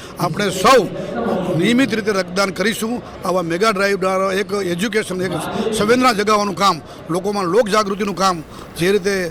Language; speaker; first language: Gujarati; native; Gujarati